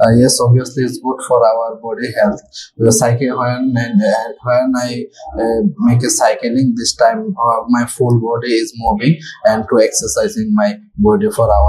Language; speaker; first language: English; non-native, learner; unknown